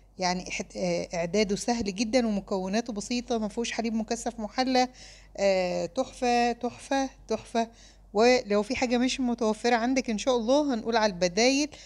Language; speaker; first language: Arabic; native; Arabic